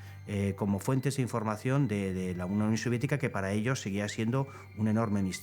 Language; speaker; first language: Spanish; native; Spanish